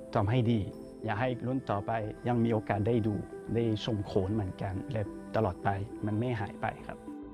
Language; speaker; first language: Thai; non-native, fluent; English